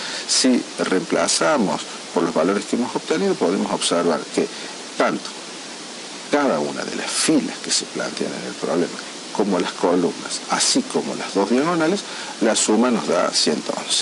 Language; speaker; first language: Spanish; native; Spanish